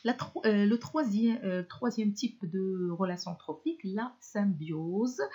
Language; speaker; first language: French; non-native, local second language; Arabic